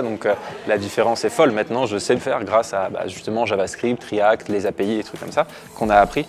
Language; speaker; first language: French; native; French